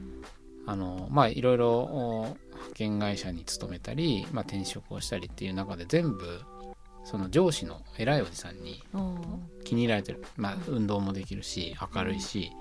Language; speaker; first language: Japanese; native; Japanese